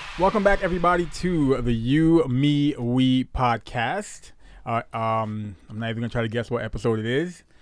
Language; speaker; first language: English; native; English